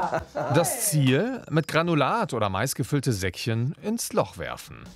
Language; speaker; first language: German; native; German